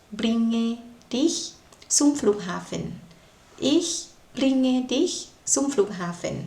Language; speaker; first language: German; non-native, learner; Thai